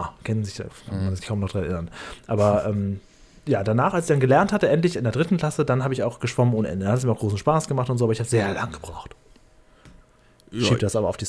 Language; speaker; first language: German; native; German